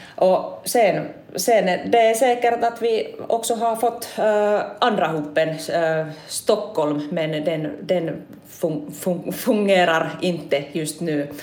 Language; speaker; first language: Swedish; non-native, local second language; Finnish